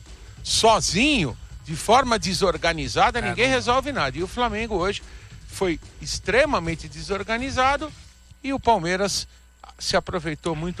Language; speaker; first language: Portuguese; native; Portuguese